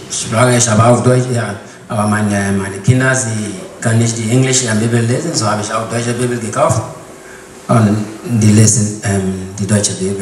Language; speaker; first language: German; non-native, learner; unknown